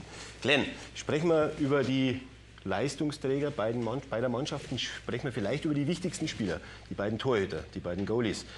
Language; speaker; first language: German; native; German